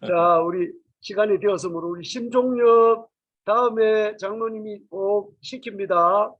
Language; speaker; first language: Korean; native; Korean